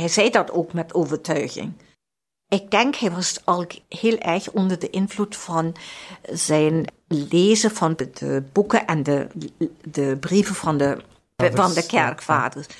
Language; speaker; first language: Dutch; non-native, fluent; German